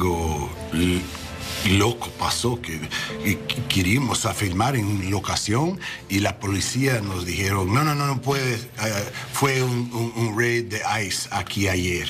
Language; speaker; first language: Spanish; non-native, learner; English